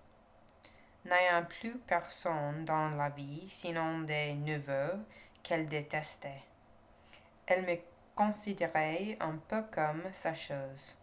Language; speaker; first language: French; non-native, learner; English